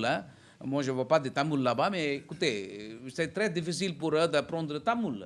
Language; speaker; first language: French; non-native, fluent; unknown